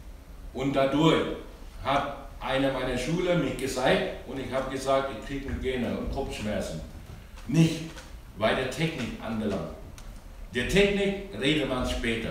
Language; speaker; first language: German; non-native, learner; Thai